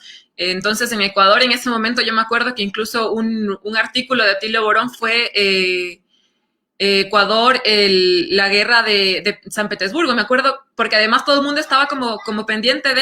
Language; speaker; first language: Spanish; native; Spanish